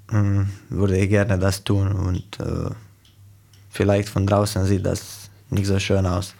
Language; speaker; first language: German; non-native, fluent; Slovenian